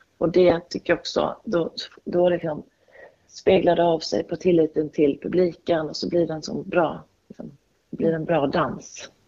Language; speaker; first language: Swedish; native; Swedish